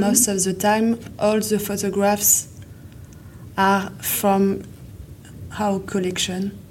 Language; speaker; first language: English; non-native, fluent; French